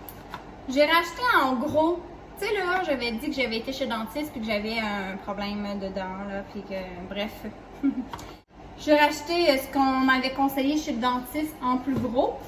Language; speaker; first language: French; native; French